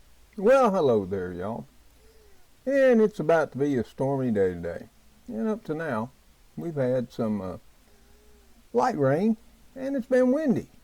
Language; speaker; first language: English; native; English